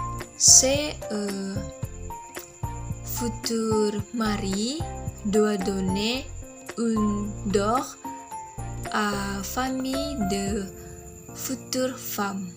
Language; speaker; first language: French; non-native, learner; Indonesian